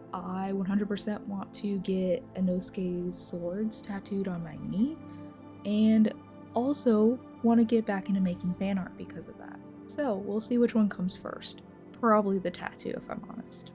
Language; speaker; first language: English; native; English